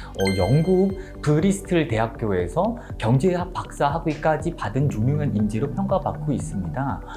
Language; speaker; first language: Korean; non-native, fluent; Khmer